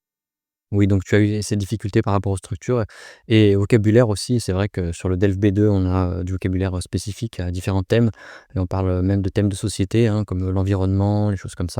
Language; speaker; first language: French; native; French